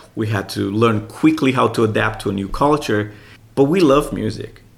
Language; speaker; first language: English; non-native, fluent; Romanian